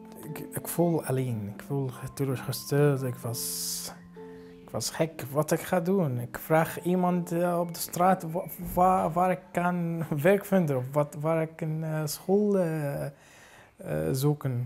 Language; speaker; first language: Dutch; non-native, learner; Arabic